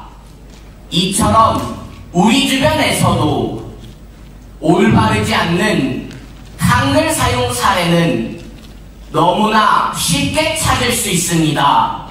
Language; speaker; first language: Korean; native; Korean